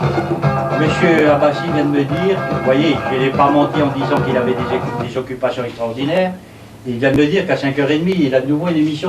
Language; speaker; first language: French; native; French